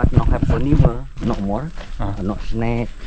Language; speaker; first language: English; non-native, learner; Indonesian